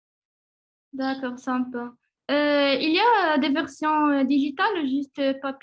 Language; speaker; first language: French; non-native, learner; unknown